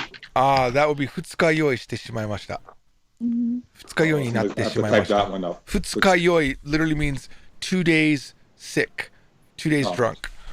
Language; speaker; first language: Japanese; non-native, fluent; English